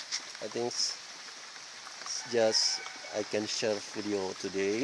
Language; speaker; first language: English; non-native, learner; Indonesian